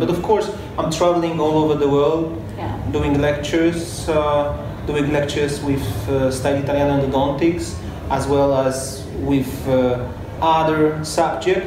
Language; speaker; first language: English; non-native, fluent; Polish